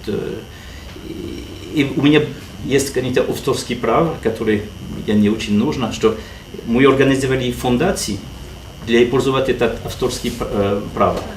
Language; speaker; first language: Russian; non-native, learner; French